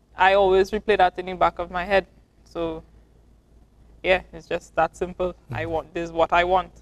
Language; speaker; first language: English; native; English